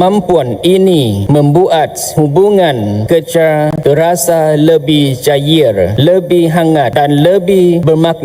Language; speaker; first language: Indonesian; non-native, fluent; Lao